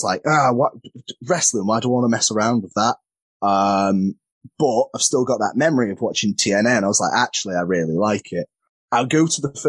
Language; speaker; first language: English; native; English